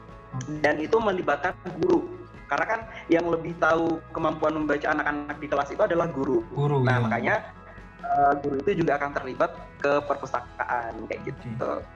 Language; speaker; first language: Indonesian; non-native, local second language; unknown